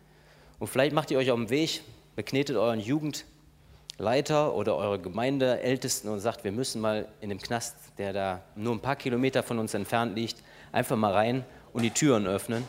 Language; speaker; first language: German; native; German